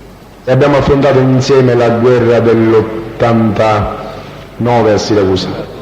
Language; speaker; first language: Italian; native; Italian